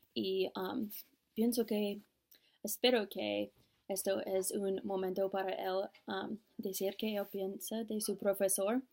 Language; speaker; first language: Spanish; non-native, learner; English